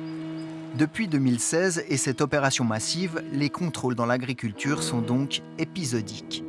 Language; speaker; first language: French; native; French